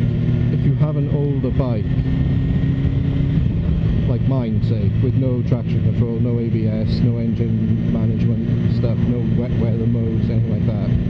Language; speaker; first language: English; native; English